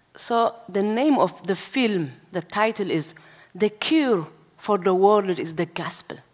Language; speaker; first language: English; non-native, learner; Tigrinya